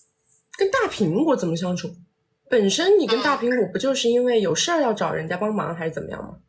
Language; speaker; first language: Chinese; native; Chinese